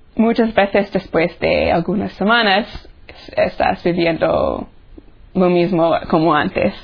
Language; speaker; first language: Spanish; non-native, fluent; English